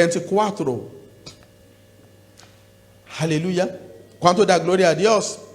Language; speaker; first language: Spanish; non-native, learner; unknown